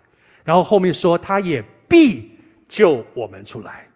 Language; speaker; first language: Chinese; native; Chinese